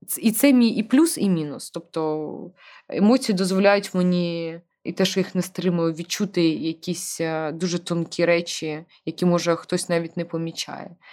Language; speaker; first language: Ukrainian; non-native, local second language; Russian